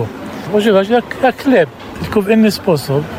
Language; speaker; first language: Polish; non-native, fluent; Arabic